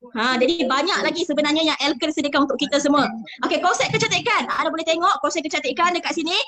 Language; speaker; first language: Malay; native; Malay